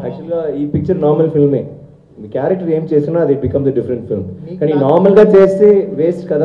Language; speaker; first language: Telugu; non-native, learner; Tamil